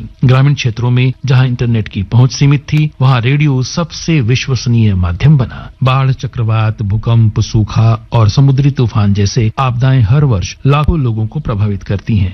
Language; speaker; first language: Hindi; native; Hindi